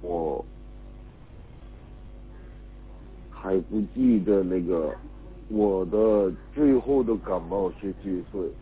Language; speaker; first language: Chinese; non-native, learner; Korean